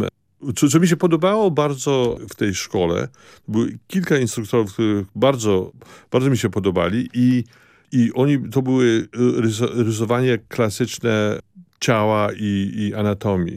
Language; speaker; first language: Polish; early bilingual, heritage; Polish